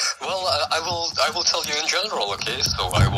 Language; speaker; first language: English; non-native, fluent; German